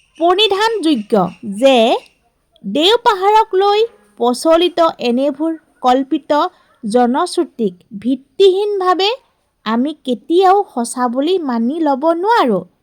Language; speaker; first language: Assamese; native; Assamese